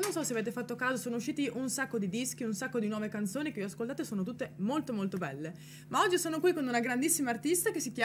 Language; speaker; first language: Italian; native; Italian